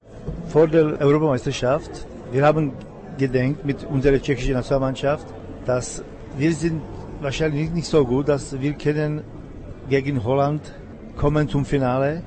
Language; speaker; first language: German; non-native, learner; Czech